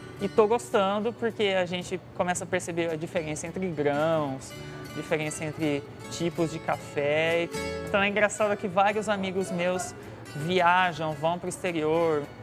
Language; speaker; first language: Portuguese; native; Portuguese